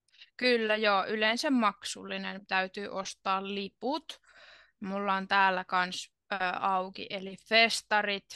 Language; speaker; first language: Finnish; native; Finnish